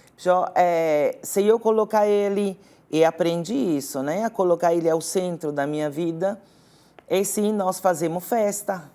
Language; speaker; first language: Portuguese; non-native, fluent; Italian